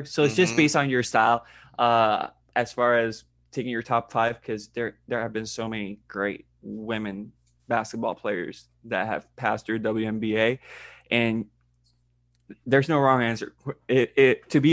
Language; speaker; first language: English; non-native, fluent; Spanish